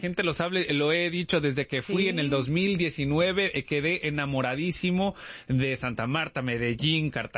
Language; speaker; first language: Spanish; early bilingual, heritage; Spanish